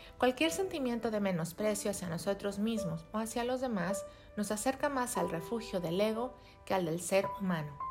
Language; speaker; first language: Spanish; native; Spanish